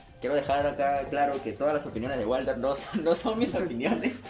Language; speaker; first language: Spanish; native; Spanish